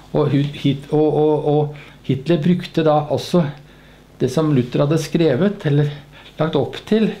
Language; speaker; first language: Norwegian; native; Norwegian